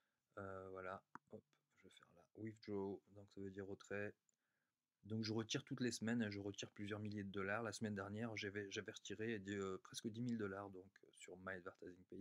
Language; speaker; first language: French; native; French